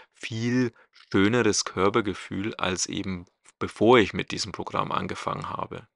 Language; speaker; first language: German; native; German